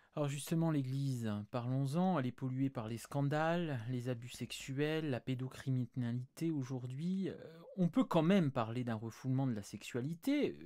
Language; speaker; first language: French; native; French